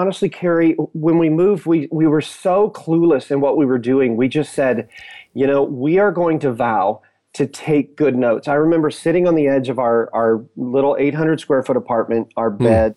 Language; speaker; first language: English; native; English